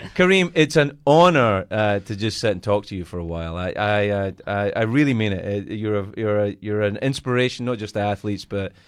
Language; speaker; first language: English; native; English